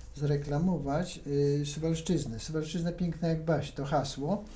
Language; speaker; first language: Polish; native; Polish